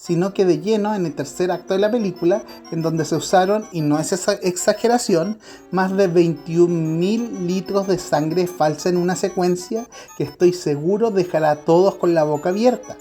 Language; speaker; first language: Spanish; native; Spanish